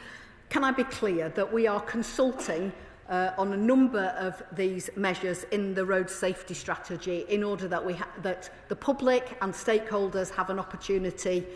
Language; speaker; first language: English; native; English